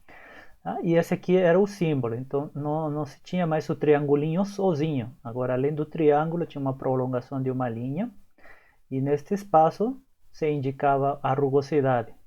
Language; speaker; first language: Portuguese; native; Portuguese